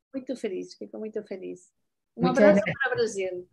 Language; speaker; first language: Portuguese; non-native, learner; Spanish